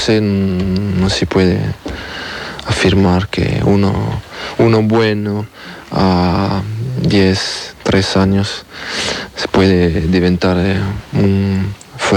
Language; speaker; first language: Spanish; non-native, learner; French